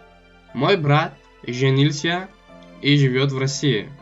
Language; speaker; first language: Russian; non-native, local second language; Tajik